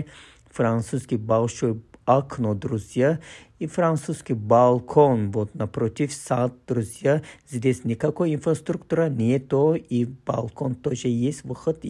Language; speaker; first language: Russian; non-native, fluent; Turkish